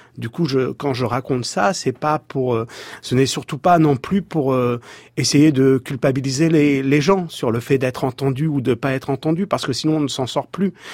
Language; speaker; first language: French; native; French